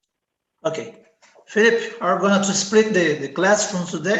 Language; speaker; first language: English; non-native, learner; Portuguese